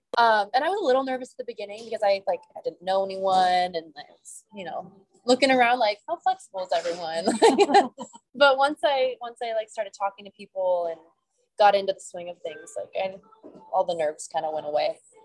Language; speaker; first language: English; native; English